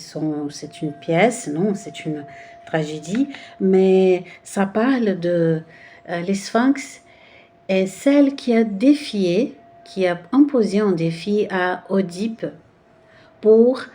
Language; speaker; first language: French; non-native, fluent; Portuguese